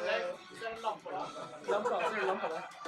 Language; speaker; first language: Norwegian; native; Norwegian